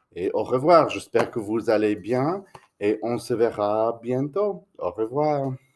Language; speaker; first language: French; non-native, fluent; English